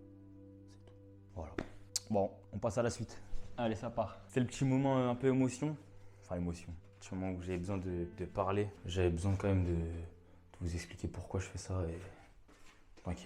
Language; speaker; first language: French; native; French